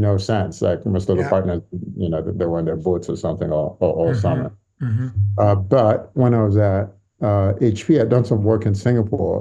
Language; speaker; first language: English; non-native, local second language; Yoruba